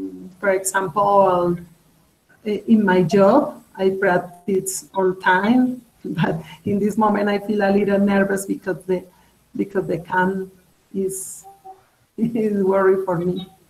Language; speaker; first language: English; non-native, learner; Spanish